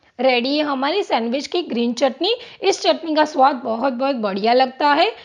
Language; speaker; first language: Hindi; non-native, local second language; Gujarati